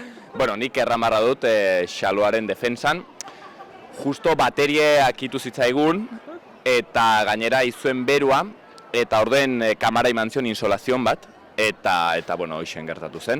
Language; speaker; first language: Basque; native; Basque